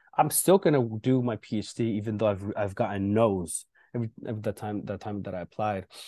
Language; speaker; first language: English; early bilingual, other home language; Spanish